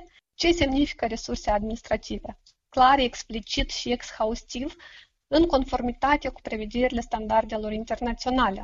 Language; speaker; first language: Romanian; native; Romanian